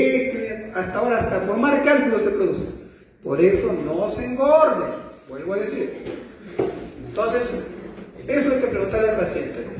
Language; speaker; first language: Spanish; native; Spanish